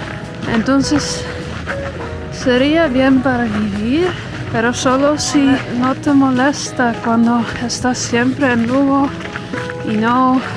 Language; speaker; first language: Spanish; non-native, fluent; Dutch